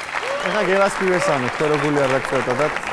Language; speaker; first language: Georgian; native; Georgian